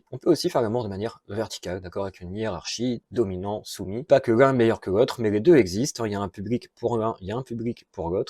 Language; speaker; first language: French; native; French